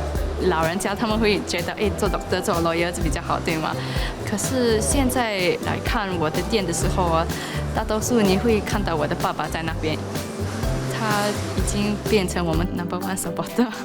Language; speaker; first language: Chinese; non-native, local second language; English